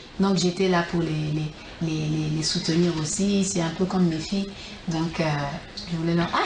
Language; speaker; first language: French; non-native, local second language; Lingala